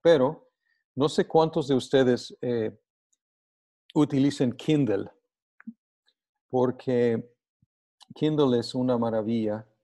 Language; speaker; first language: Spanish; non-native, fluent; English